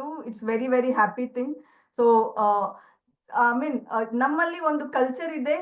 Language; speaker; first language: Kannada; native; Kannada